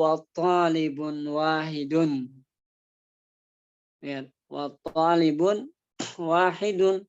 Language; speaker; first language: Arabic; non-native, fluent; Indonesian